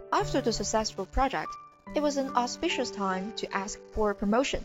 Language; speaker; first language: English; non-native, fluent; Chinese